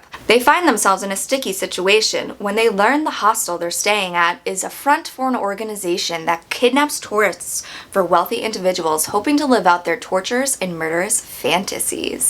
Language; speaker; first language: English; native; English